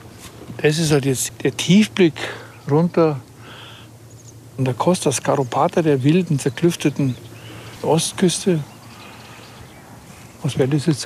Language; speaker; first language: German; native; German